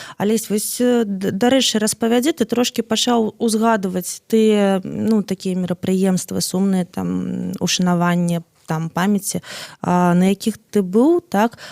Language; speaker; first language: Belarusian; native; Belarusian